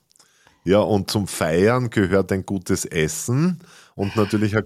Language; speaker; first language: German; native; German